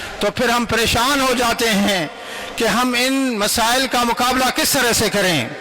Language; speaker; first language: Urdu; non-native, local second language; Sindhi